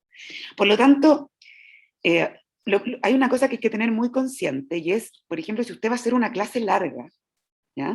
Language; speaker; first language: Spanish; native; Spanish